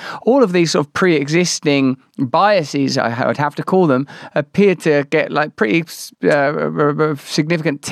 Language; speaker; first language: English; native; English